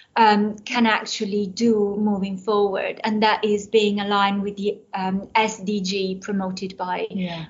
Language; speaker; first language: English; non-native, fluent; Italian